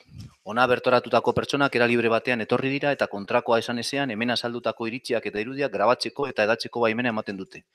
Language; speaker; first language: Basque; non-native, local second language; Spanish